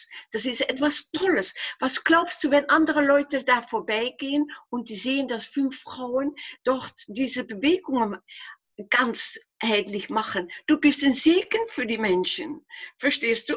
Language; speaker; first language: German; non-native, fluent; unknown